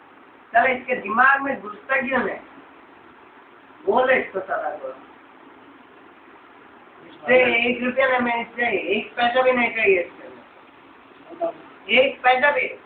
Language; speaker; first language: Hindi; non-native, local second language; Telugu